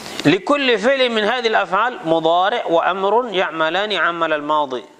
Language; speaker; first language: Arabic; non-native, fluent; Indonesian